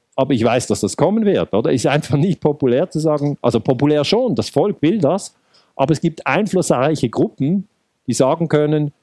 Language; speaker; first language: German; native; German